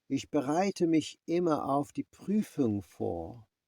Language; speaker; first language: German; non-native, learner; English